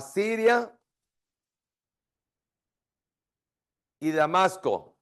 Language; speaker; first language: Spanish; native; Spanish